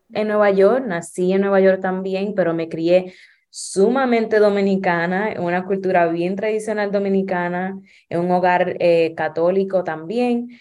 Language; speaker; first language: Spanish; early bilingual, heritage; Spanish